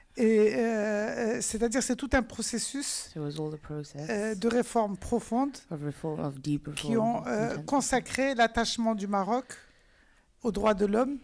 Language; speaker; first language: French; non-native, local second language; Arabic